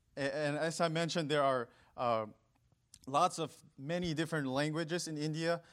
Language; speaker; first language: English; non-native, local second language; Manipuri